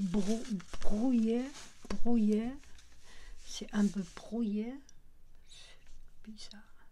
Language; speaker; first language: French; non-native, learner; Chinese